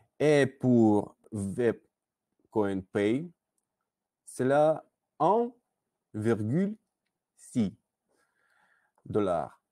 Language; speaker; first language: French; non-native, learner; Russian